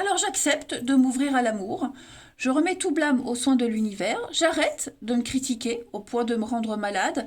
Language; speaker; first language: French; native; French